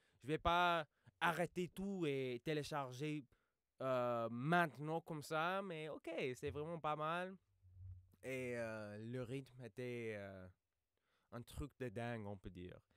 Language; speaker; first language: French; non-native, fluent; English